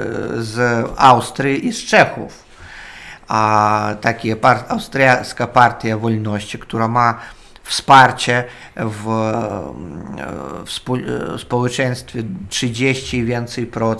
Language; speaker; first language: Polish; non-native, learner; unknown